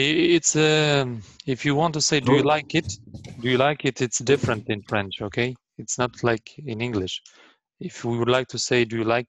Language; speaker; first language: English; non-native, learner; Arabic